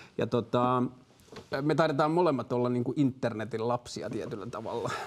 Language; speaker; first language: Finnish; native; Finnish